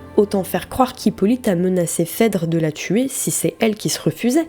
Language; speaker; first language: French; native; French